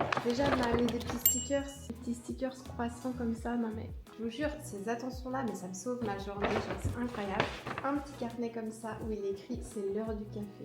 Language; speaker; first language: French; native; French